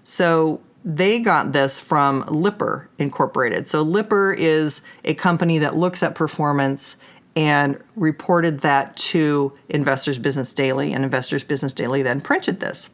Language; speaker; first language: English; native; English